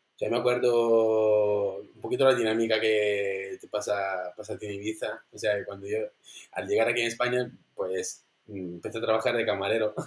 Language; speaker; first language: Spanish; non-native, fluent; Italian